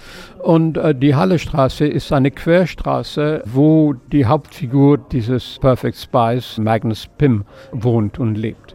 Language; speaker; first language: German; non-native, fluent; French